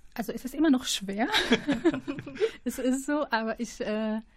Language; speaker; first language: German; non-native, fluent; Arabic